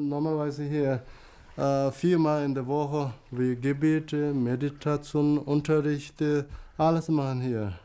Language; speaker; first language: German; non-native, learner; Mongolian